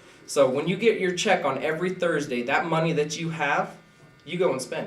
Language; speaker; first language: English; native; English